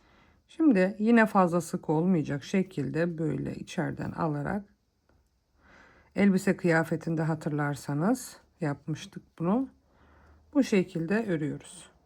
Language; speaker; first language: Turkish; native; Turkish